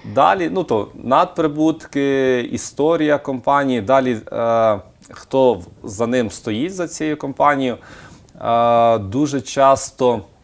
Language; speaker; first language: Ukrainian; native; Ukrainian